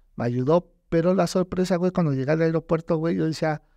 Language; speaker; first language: Spanish; native; Spanish